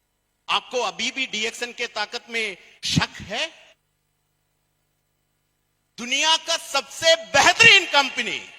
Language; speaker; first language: Hindi; non-native, learner; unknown